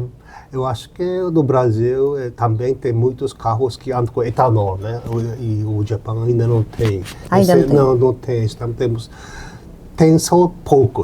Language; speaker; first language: Portuguese; non-native, learner; Japanese